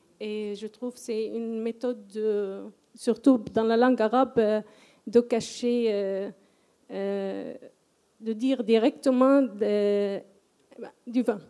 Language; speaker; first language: French; non-native, fluent; Arabic